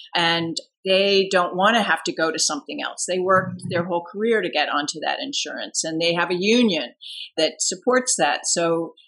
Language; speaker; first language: English; native; English